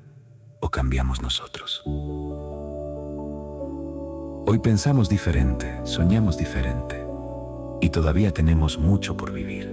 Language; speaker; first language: Spanish; native; Spanish